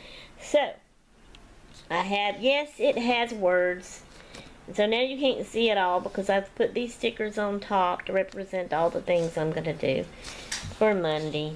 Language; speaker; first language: English; native; English